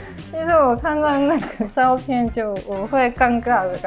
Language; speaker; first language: Chinese; early bilingual, heritage; Japanese